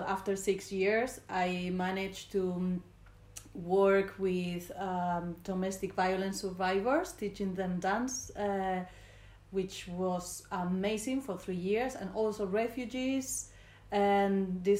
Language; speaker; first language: English; non-native, fluent; Spanish